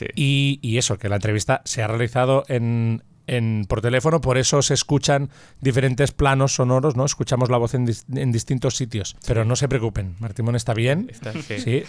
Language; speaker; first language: Spanish; native; Spanish